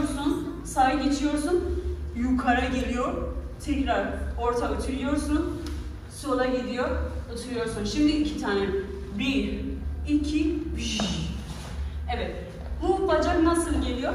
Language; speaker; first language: Turkish; non-native, fluent; Persian